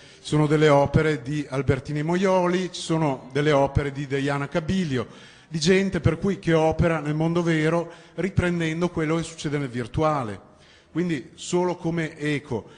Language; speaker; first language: Italian; native; Italian